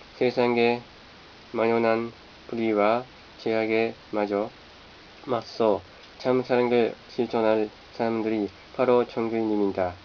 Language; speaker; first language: Korean; non-native, fluent; Japanese